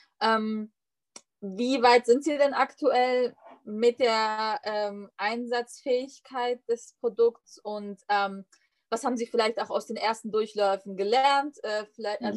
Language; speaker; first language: German; native; German